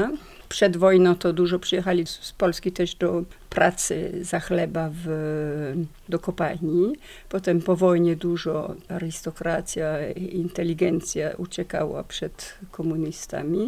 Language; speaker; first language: Polish; non-native, learner; French